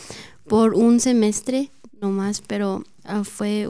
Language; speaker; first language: Spanish; early bilingual, heritage; Spanish